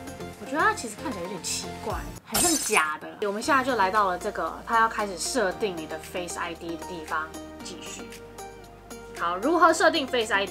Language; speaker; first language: Chinese; native; Chinese